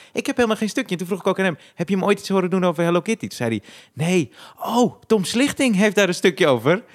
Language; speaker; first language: Dutch; native; Dutch